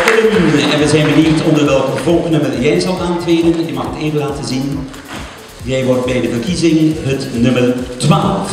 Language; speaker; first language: Dutch; native; Dutch